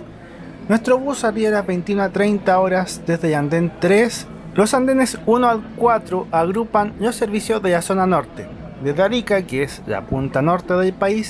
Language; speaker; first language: Spanish; native; Spanish